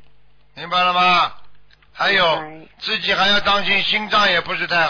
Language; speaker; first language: Chinese; native; Chinese